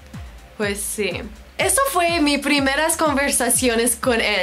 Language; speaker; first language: Spanish; non-native, learner; English